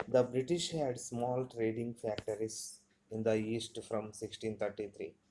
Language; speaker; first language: English; non-native, local second language; Telugu